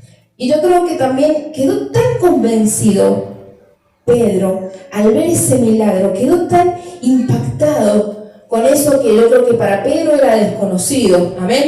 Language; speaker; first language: Spanish; native; Spanish